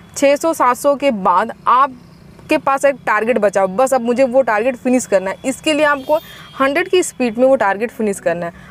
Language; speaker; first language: Hindi; native; Hindi